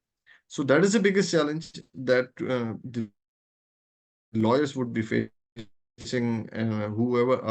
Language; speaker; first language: English; non-native, local second language; Urdu